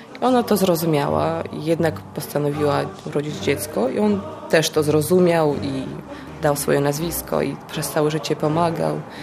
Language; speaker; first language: Polish; non-native, fluent; Russian